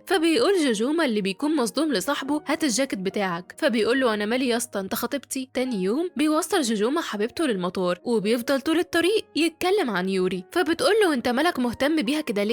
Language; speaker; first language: Arabic; native; Arabic